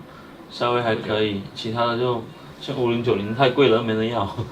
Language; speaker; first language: Chinese; native; Chinese